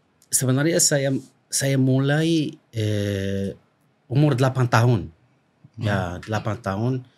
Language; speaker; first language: Indonesian; non-native, fluent; Arabic